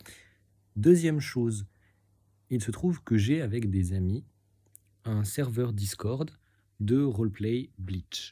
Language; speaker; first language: French; native; French